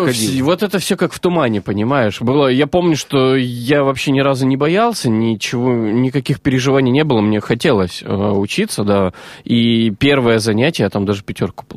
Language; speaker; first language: Russian; native; Russian